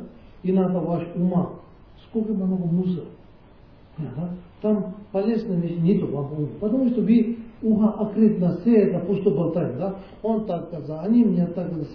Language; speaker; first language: Russian; non-native, learner; Tibetan